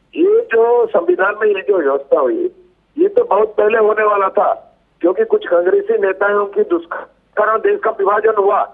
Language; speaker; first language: Hindi; native; Hindi